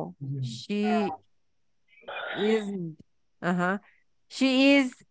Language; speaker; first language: English; non-native, fluent; Ukrainian